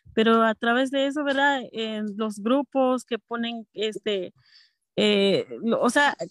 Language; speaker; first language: Spanish; non-native, local second language; Kʼicheʼ